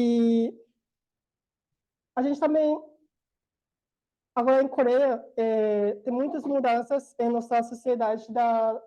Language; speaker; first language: Portuguese; non-native, learner; Korean